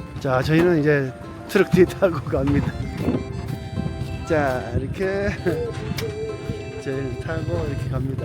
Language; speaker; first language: Korean; native; Korean